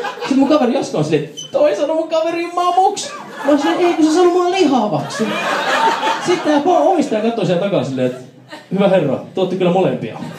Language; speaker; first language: Finnish; early bilingual, other home language; Persian